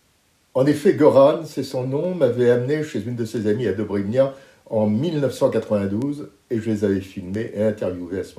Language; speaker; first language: French; native; French